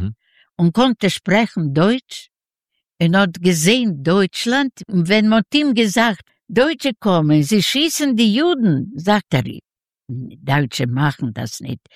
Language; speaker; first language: German; non-native, learner; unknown